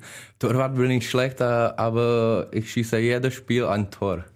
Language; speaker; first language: German; non-native, learner; Czech